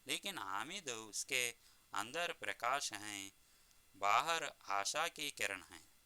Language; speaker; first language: Hindi; non-native, local second language; Telugu